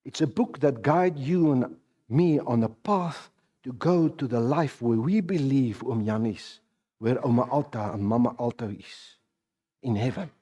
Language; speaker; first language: English; non-native, local second language; Afrikaans